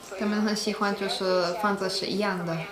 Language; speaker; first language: Chinese; non-native, fluent; Slovak